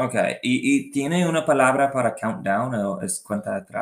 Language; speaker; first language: Spanish; non-native, learner; English